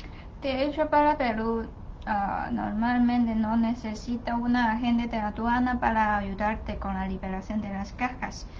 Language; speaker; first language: Spanish; non-native, learner; Chinese